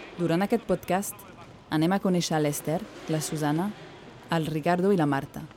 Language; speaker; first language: Catalan; non-native, fluent; French